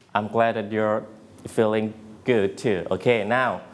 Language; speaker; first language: English; non-native, fluent; Thai